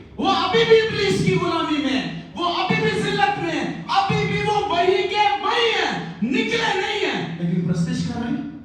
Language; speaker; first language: Urdu; non-native, local second language; Punjabi